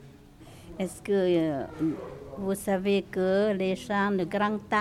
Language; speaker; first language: French; non-native, learner; Lao